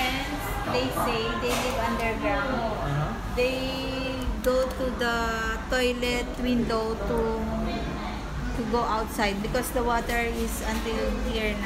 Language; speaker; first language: English; non-native, local second language; Filipino